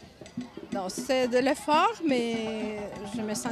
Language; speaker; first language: French; non-native, fluent; Spanish